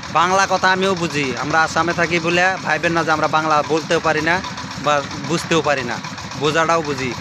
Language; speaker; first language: Bangla; non-native, local second language; Assamese